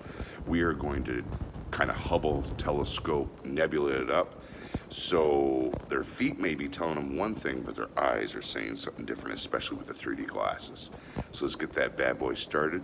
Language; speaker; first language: English; native; English